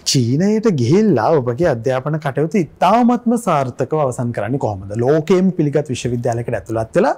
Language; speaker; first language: Sinhala; native; Sinhala